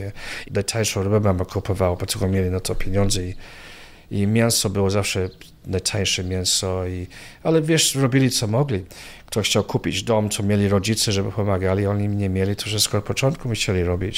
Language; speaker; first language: Polish; early bilingual, heritage; Polish